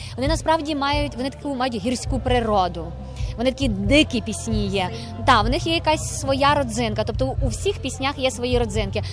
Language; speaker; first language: Ukrainian; native; Ukrainian